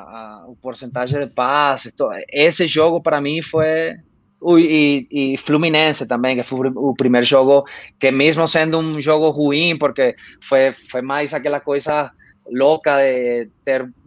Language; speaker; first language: Portuguese; non-native, fluent; Spanish